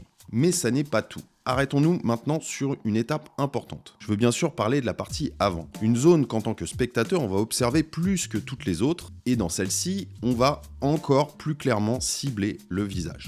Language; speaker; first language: French; native; French